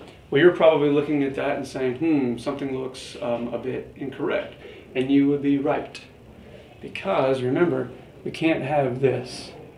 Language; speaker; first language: English; native; English